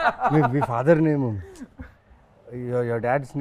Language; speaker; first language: Telugu; native; Telugu